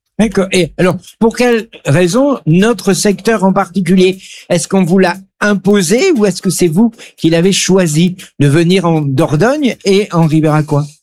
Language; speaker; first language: French; native; French